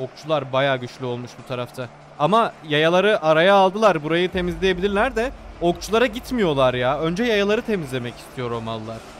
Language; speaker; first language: Turkish; native; Turkish